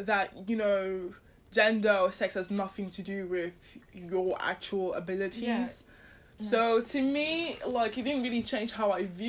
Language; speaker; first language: English; non-native, local second language; Yoruba